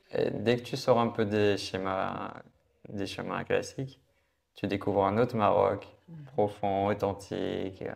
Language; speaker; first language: French; native; French